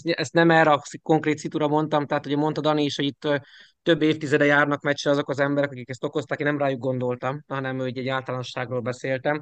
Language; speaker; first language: Hungarian; native; Hungarian